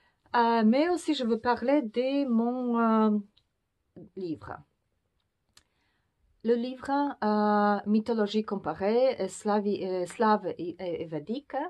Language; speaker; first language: French; non-native, fluent; Polish